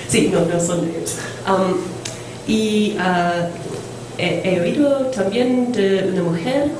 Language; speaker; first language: Spanish; non-native, fluent; English